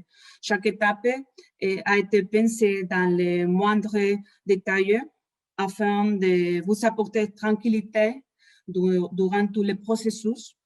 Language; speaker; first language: French; non-native, fluent; Spanish